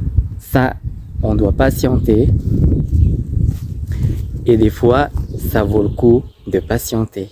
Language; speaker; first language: French; non-native, fluent; Thai